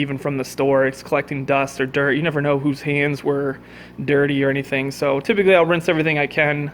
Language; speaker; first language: English; native; English